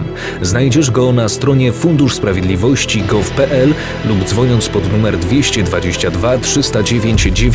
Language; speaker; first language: Polish; native; Polish